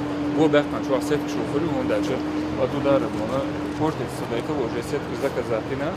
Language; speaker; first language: Russian; non-native, local second language; Chechen